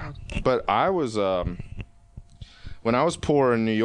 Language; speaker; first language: English; native; English